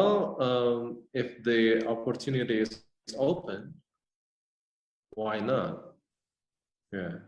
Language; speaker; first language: English; non-native, fluent; Indonesian